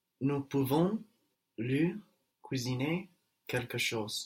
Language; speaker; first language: French; non-native, learner; English